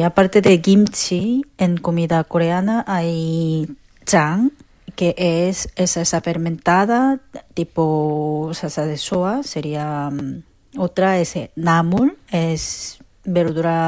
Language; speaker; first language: Spanish; non-native, learner; Korean